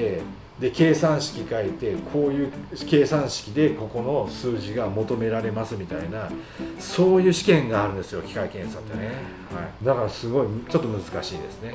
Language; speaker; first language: Japanese; native; Japanese